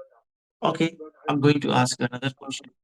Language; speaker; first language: English; non-native, fluent; Hindi